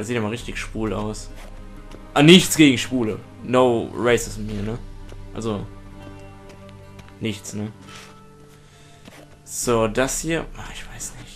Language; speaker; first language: German; native; German